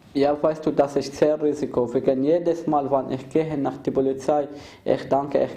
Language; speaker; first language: German; non-native, fluent; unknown